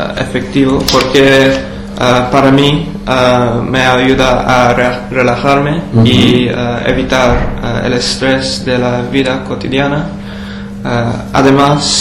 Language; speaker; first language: Spanish; non-native, learner; English